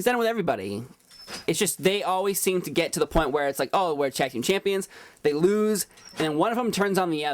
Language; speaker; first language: English; native; English